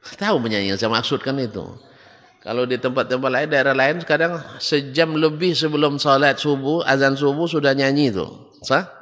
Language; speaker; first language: Malay; native; Malay